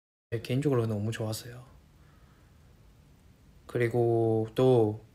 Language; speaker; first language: Korean; non-native, fluent; Chinese